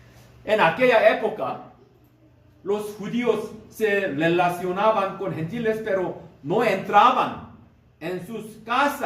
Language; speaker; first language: Spanish; non-native, learner; Korean